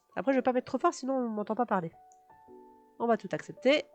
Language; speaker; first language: French; native; French